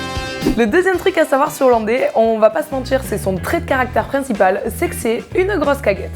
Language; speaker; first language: French; native; French